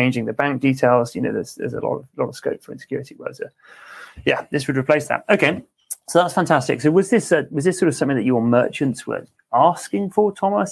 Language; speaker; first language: English; native; English